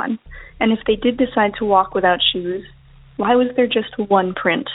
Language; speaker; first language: English; native; English